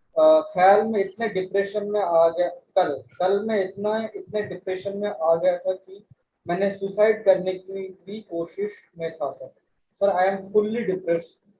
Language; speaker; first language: Hindi; native; Hindi